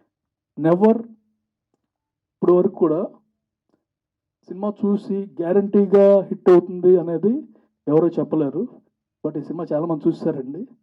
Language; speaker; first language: Telugu; native; Telugu